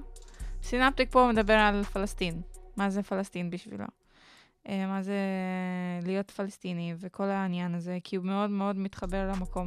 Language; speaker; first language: Hebrew; non-native, local second language; Arabic